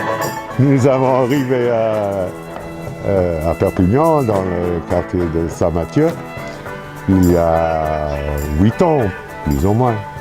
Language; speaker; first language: French; non-native, fluent; English